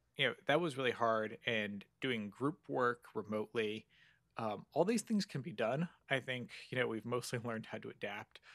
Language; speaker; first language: English; native; English